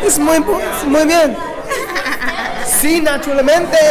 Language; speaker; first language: Spanish; non-native, learner; English